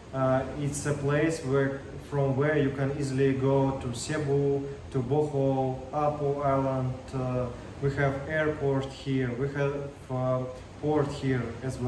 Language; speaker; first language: English; non-native, learner; Russian